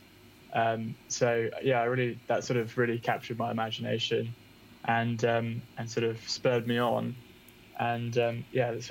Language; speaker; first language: English; native; English